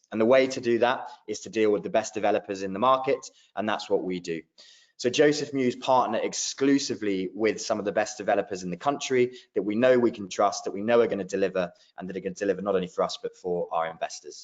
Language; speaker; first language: English; native; English